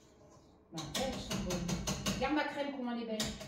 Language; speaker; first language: French; native; French